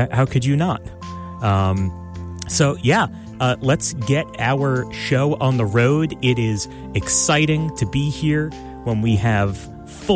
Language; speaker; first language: English; native; English